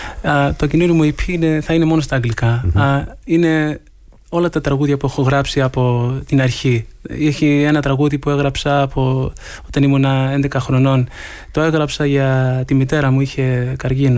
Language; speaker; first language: Greek; early bilingual, heritage; Greek